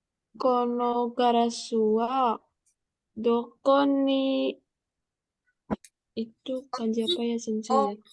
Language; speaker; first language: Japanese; non-native, learner; Indonesian